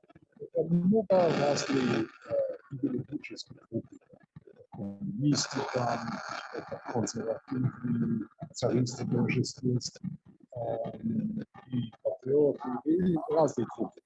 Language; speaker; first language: Russian; non-native, learner; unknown